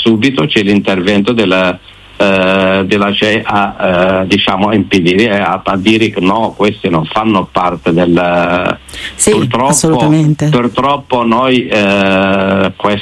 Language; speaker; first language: Italian; non-native, fluent; Arabic